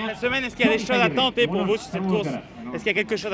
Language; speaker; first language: French; native; French